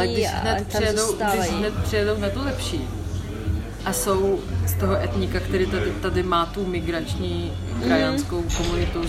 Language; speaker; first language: Czech; early bilingual, heritage; Czech